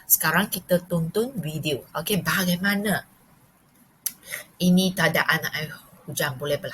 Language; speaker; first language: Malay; non-native, local second language; Chinese